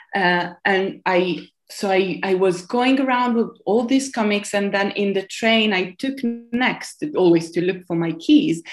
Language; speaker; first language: English; non-native, fluent; Italian